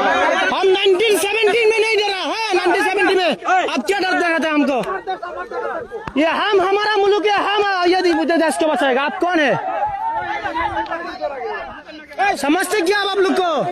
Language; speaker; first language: Hindi; non-native, learner; Bangla